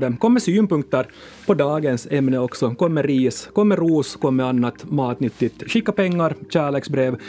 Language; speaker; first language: Swedish; native; Swedish